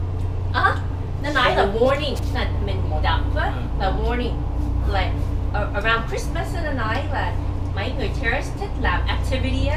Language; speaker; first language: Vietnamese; early bilingual, heritage; Vietnamese